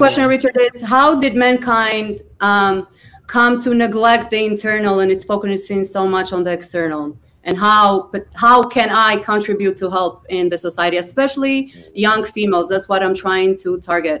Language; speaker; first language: English; non-native, fluent; Albanian